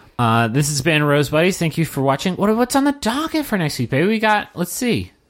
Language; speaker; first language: English; native; English